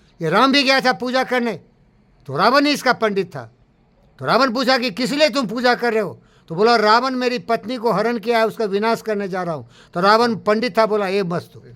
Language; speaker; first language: Hindi; native; Hindi